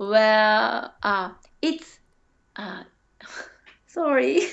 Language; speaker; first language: English; non-native, learner; Japanese